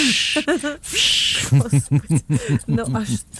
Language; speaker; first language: Russian; native; Russian